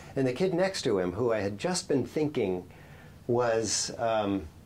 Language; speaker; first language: English; native; English